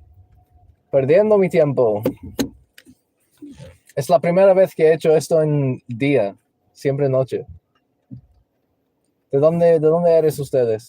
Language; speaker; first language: Spanish; non-native, learner; English